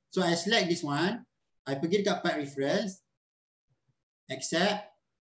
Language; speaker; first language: English; non-native, local second language; Malay